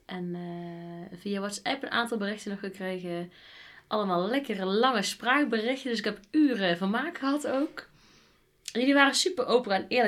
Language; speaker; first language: Dutch; native; Dutch